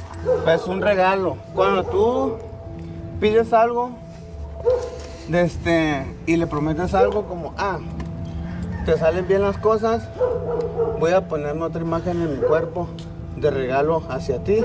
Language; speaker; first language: Spanish; native; Spanish